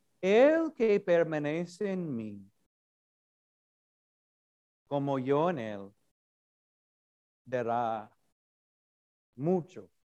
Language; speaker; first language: Spanish; non-native, fluent; English